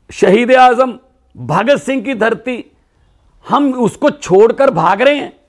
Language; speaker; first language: Hindi; non-native, local second language; Punjabi